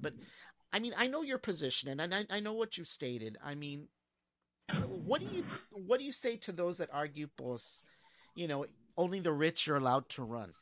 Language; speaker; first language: English; early bilingual, other home language; Spanish